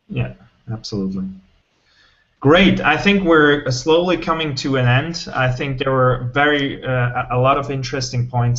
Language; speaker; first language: English; non-native, fluent; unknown